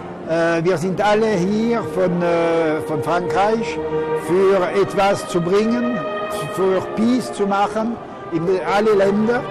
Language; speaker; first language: German; non-native, learner; French